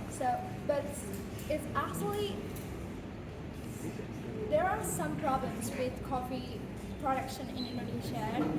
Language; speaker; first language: English; non-native, learner; Indonesian